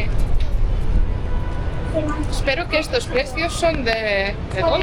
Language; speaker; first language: Spanish; non-native, fluent; Estonian